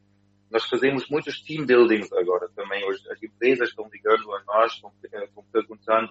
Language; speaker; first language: Portuguese; non-native, fluent; German